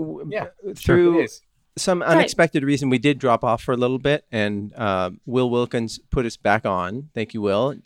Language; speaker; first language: English; native; English